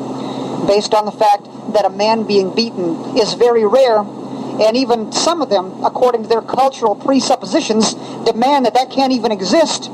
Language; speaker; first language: English; native; English